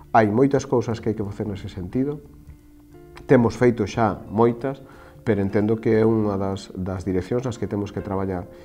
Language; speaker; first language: Galician; native; Galician